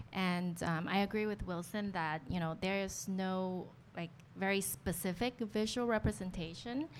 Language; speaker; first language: English; native; English